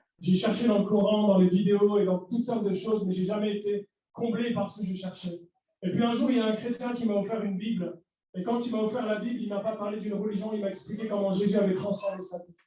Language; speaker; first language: French; early bilingual, other home language; Arabic